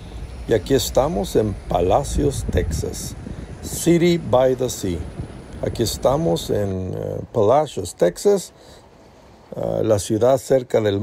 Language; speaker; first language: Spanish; early bilingual, heritage; Spanish